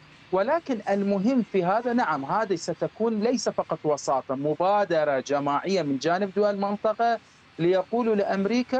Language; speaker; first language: Arabic; non-native, fluent; Persian